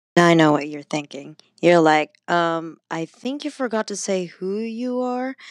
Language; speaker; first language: English; non-native, local second language; Cebuano